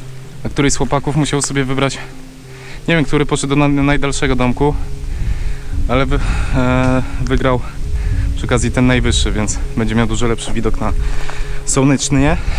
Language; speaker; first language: Polish; native; Polish